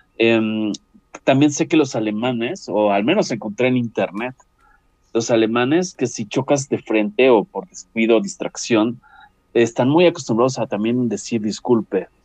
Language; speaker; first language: Spanish; native; Spanish